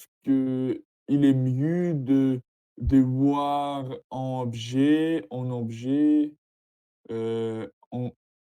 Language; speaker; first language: French; non-native, learner; Russian